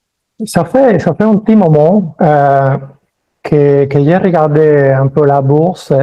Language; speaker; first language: French; early bilingual, other home language; Spanish